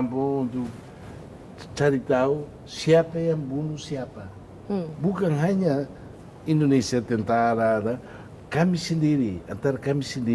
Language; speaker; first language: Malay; non-native, fluent; Tetum